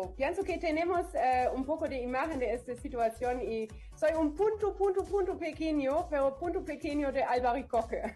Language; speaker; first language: Spanish; non-native, learner; German